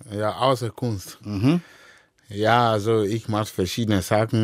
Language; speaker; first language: German; non-native, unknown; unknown